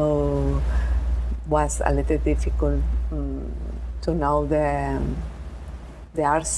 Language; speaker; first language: English; non-native, learner; Spanish